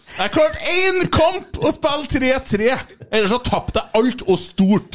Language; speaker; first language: Norwegian; native; Norwegian